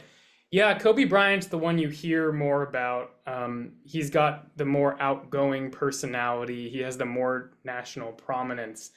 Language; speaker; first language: English; native; English